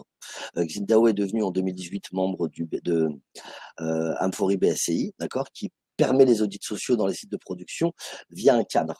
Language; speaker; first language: French; native; French